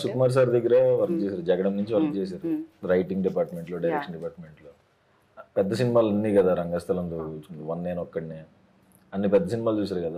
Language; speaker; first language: Telugu; native; Telugu